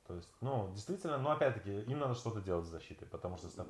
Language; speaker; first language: Russian; native; Russian